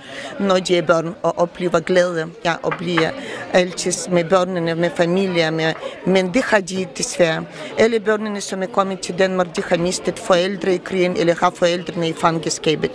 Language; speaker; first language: Danish; non-native, fluent; Ukrainian